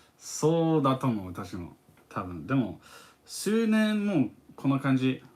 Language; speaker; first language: Japanese; non-native, fluent; English